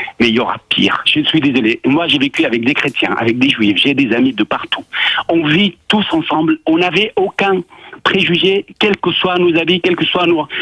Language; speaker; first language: French; non-native, fluent; Arabic